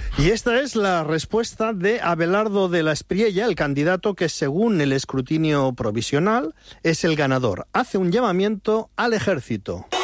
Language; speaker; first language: Spanish; native; Spanish